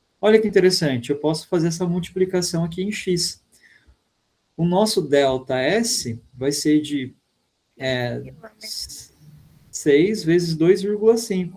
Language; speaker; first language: Portuguese; native; Portuguese